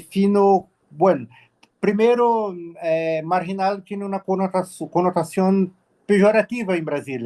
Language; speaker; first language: Spanish; non-native, learner; Portuguese